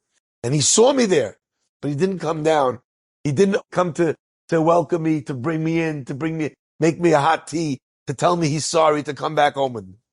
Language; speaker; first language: English; native; English